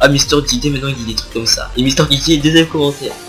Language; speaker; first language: French; native; French